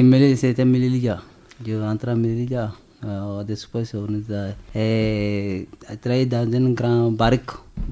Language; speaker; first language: Spanish; non-native, learner; French